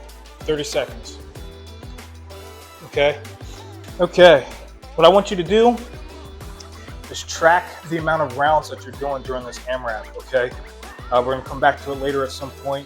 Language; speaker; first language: English; native; English